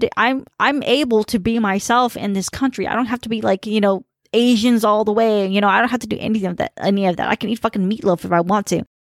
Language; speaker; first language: English; early bilingual, other home language; Khmer